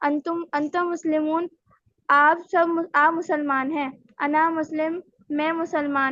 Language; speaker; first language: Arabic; non-native, learner; Urdu